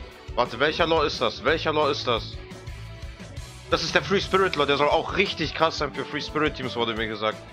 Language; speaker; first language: German; native; German